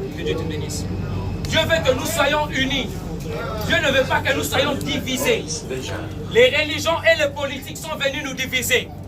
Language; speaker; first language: French; non-native, local second language; Lingala